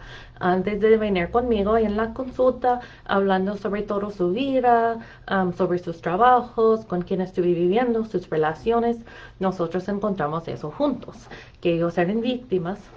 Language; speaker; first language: Spanish; non-native, fluent; English